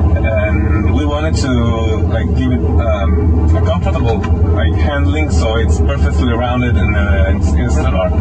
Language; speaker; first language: English; non-native, fluent; Italian